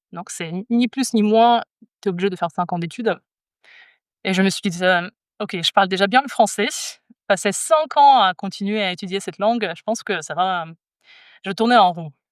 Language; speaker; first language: French; non-native, fluent; Russian